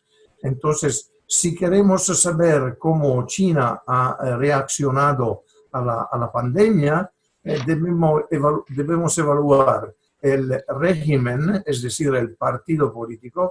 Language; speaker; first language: Spanish; non-native, fluent; Italian